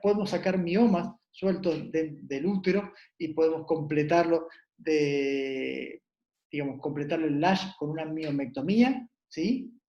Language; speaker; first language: Spanish; native; Spanish